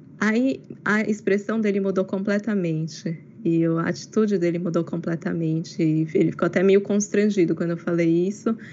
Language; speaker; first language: Portuguese; native; Portuguese